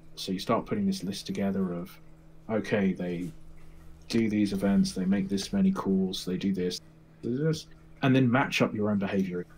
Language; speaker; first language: English; native; English